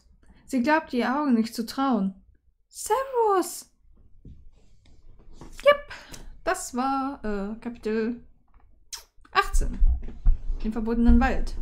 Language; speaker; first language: German; native; German